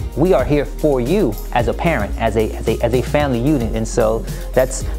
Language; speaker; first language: English; native; English